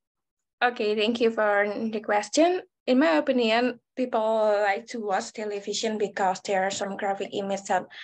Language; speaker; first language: English; non-native, learner; Indonesian